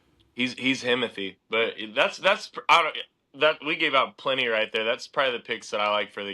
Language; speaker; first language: English; native; English